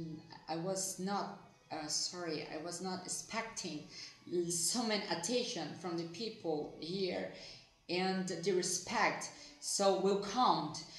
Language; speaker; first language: English; non-native, fluent; Portuguese